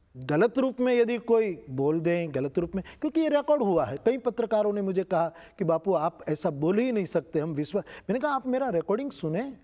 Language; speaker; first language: Hindi; non-native, local second language; Gujarati